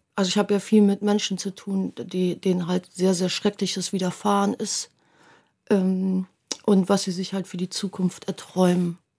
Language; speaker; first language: German; native; German